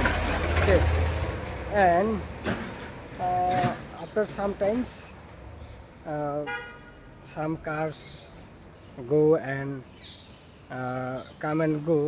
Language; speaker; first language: English; non-native, learner; Bangla